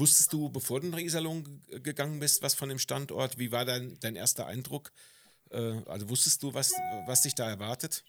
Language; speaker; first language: German; native; German